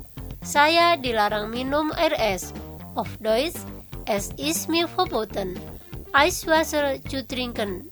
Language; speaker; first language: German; non-native, fluent; Indonesian